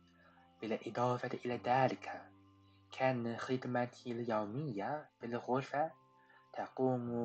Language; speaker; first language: Arabic; non-native, fluent; Chinese